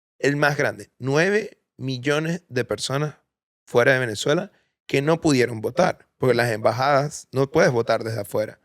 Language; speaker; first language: Spanish; native; Spanish